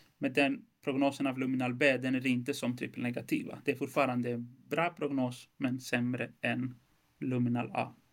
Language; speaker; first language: Swedish; non-native, fluent; Greek